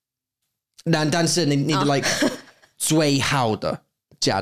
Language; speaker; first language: Chinese; non-native, learner; English